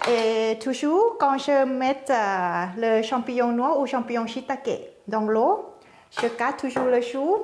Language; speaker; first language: French; non-native, learner; Thai